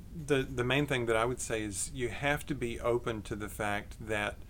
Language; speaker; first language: English; native; English